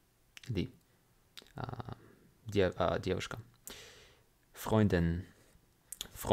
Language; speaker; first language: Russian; non-native, fluent; English